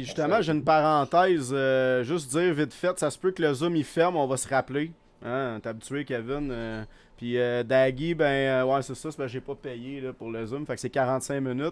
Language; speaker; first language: French; native; French